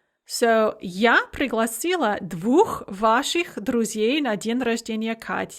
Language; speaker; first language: Russian; non-native, fluent; English